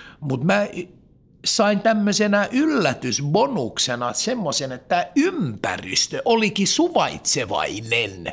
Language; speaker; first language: Finnish; non-native, local second language; Swedish